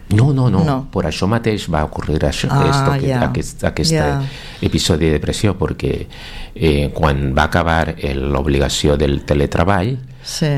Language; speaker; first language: Catalan; non-native, fluent; Spanish